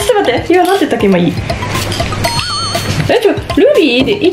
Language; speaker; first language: Japanese; native; Japanese